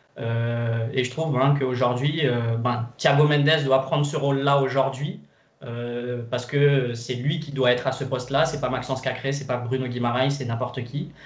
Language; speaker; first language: French; non-native, fluent; Portuguese